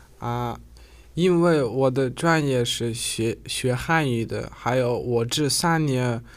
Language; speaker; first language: Chinese; non-native, learner; Uzbek